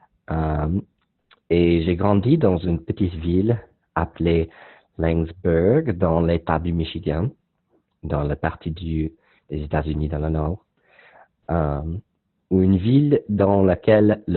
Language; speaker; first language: French; non-native, learner; English